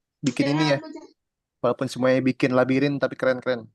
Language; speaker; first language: Indonesian; native; Indonesian